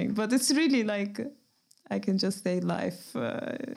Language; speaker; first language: English; non-native, fluent; Turkish